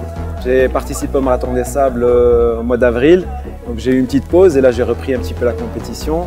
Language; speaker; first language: French; non-native, local second language; Arabic